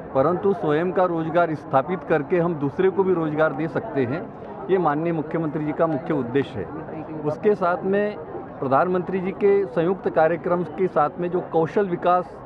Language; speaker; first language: Hindi; native; Hindi